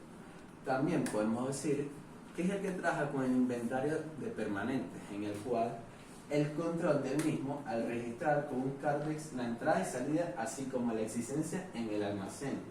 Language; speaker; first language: Spanish; native; Spanish